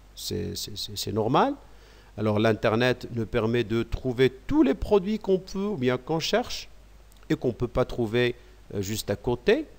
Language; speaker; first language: French; non-native, local second language; Arabic